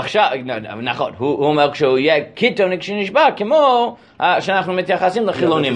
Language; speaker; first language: Hebrew; non-native, fluent; English